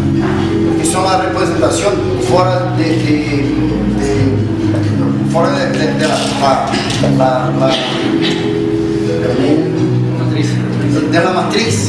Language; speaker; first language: Spanish; non-native, learner; Portuguese